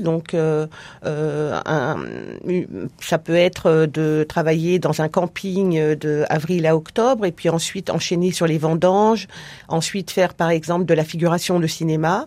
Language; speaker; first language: French; native; French